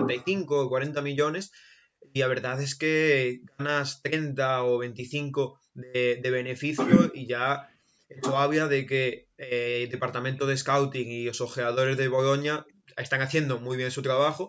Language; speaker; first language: Spanish; native; Spanish